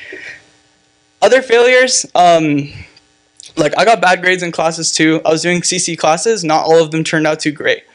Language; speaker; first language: English; native; English